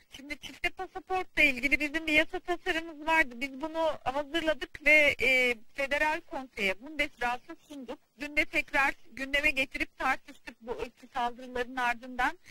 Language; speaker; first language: Turkish; early bilingual, heritage; Turkish